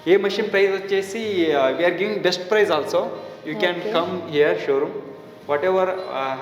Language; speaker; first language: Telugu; non-native, local second language; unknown